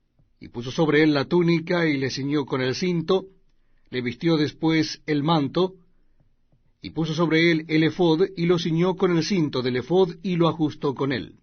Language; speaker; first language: Spanish; native; Spanish